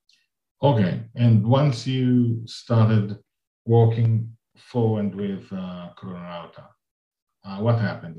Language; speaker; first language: English; non-native, fluent; Hebrew